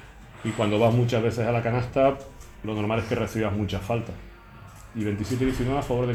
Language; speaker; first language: Spanish; native; Spanish